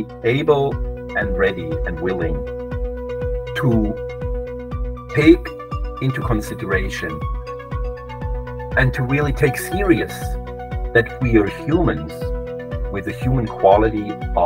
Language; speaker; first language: English; non-native, fluent; German